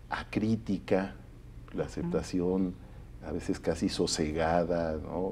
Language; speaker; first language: Spanish; native; Spanish